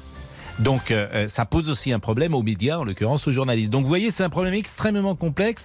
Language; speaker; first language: French; native; French